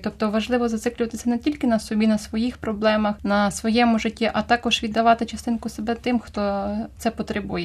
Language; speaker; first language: Ukrainian; native; Ukrainian